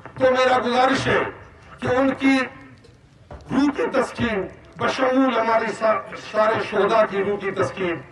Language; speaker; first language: Urdu; non-native, local second language; Baluchi